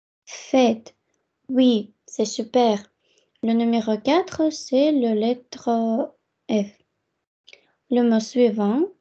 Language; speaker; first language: French; non-native, fluent; Russian